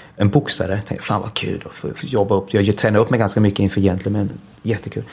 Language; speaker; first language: Swedish; early bilingual, heritage; Danish